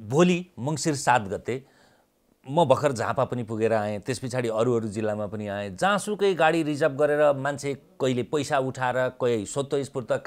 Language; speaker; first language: Nepali; native; Nepali